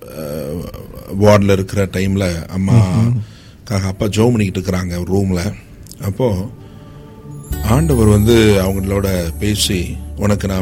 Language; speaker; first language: Tamil; native; Tamil